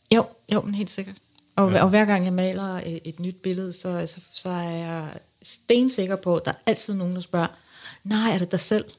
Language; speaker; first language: Danish; early bilingual, other home language; English